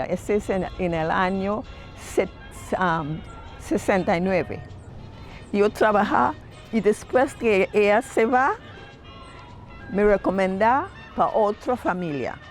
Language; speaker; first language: Spanish; non-native, learner; English